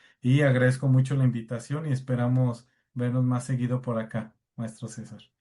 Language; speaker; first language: Spanish; native; Spanish